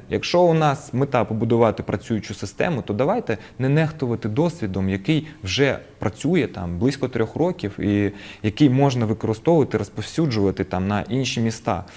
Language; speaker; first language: Ukrainian; non-native, local second language; Russian